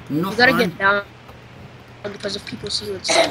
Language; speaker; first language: English; native; English